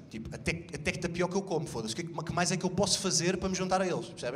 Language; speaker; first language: Portuguese; native; Portuguese